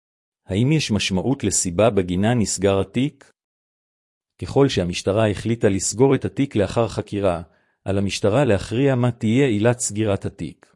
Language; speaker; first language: Hebrew; native; Hebrew